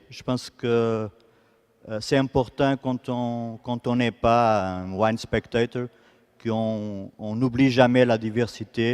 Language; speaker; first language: French; non-native, fluent; Portuguese